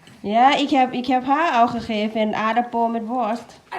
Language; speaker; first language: Dutch; non-native, learner; Thai